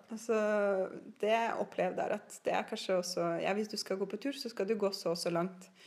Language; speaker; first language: Norwegian; non-native, fluent; Russian